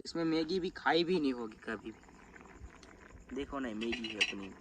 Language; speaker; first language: Hindi; non-native, local second language; Gujarati